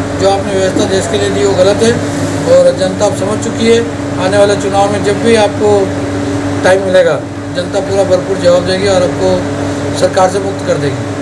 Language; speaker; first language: Hindi; native; Hindi